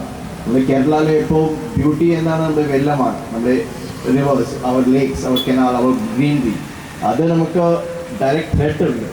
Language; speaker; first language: Malayalam; non-native, fluent; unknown